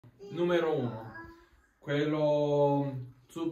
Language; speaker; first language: Italian; non-native, learner; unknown